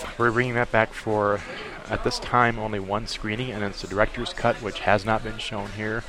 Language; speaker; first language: English; native; English